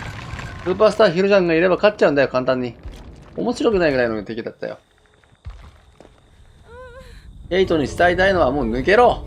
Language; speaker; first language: Japanese; native; Japanese